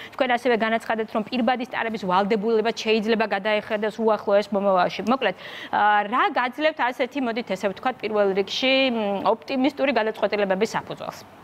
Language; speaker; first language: Georgian; native; Georgian